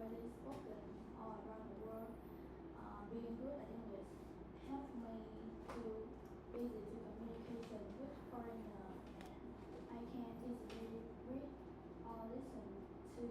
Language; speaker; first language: English; non-native, learner; Vietnamese